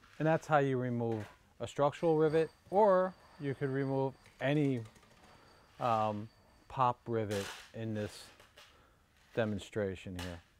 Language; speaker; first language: English; native; English